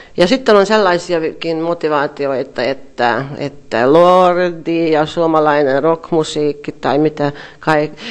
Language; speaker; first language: Finnish; non-native, fluent; Hungarian